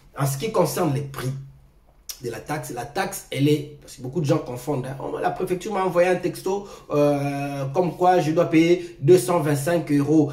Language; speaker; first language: French; non-native, local second language; Lingala